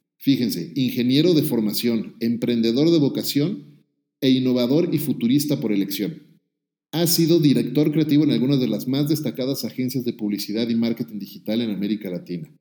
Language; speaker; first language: Spanish; native; Spanish